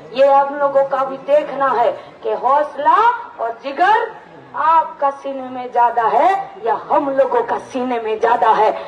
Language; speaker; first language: Hindi; non-native, local second language; Bangla